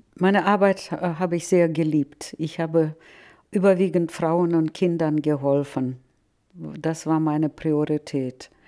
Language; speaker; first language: German; non-native, fluent; Russian